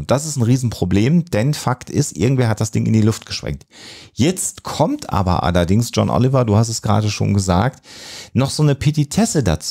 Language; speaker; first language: German; native; German